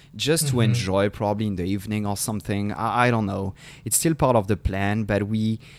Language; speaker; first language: English; non-native, fluent; French